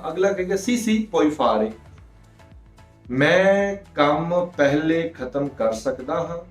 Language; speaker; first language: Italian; non-native, fluent; Punjabi